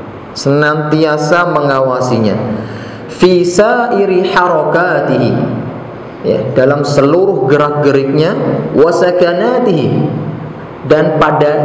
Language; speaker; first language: Indonesian; native; Indonesian